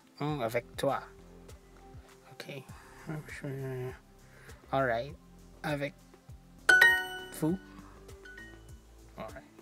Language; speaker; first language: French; non-native, learner; English